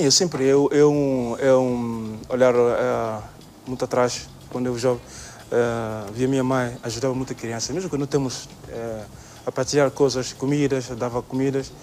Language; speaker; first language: Portuguese; non-native, learner; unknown